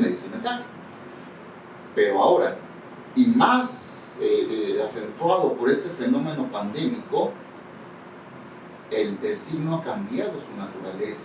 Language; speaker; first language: Spanish; native; Spanish